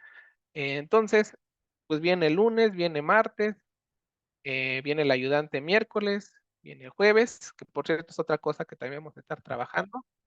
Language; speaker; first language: Spanish; native; Spanish